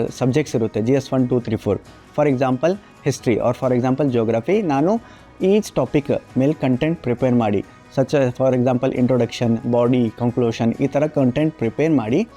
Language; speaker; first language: Kannada; non-native, local second language; Urdu